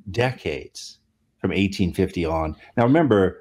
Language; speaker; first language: English; native; English